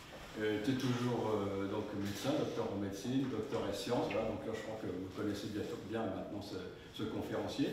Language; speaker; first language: French; native; French